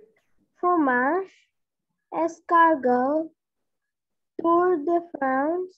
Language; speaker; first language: French; non-native, learner; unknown